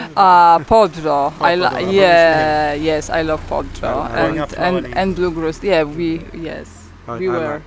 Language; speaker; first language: English; non-native, learner; Polish